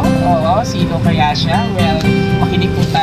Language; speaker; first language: Filipino; non-native, local second language; Hiligaynon